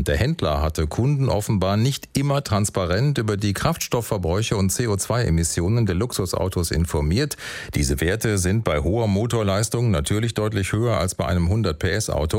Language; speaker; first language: German; native; German